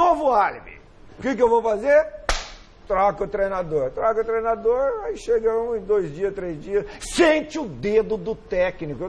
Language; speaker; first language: Portuguese; native; Portuguese